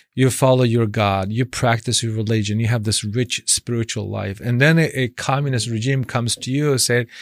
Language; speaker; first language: English; non-native, fluent; Chinese